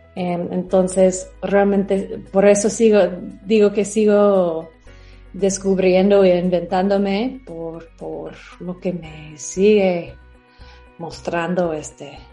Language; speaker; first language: Spanish; non-native, fluent; English